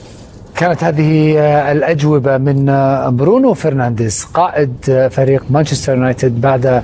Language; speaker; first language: Arabic; native; Arabic